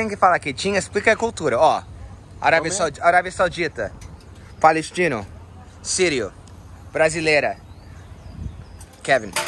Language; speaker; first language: Portuguese; non-native, learner; English